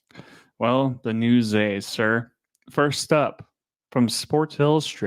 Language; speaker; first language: English; native; English